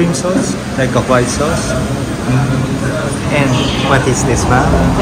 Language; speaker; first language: English; non-native, learner; Japanese